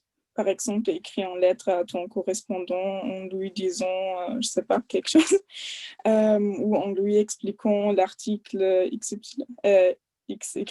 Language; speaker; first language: French; non-native, fluent; German